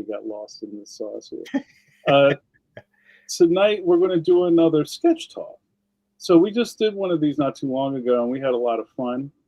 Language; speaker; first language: English; native; English